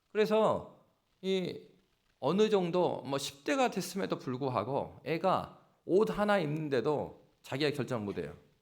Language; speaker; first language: Korean; native; Korean